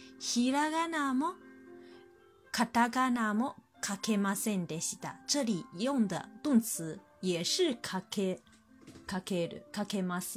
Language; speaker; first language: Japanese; non-native, fluent; Chinese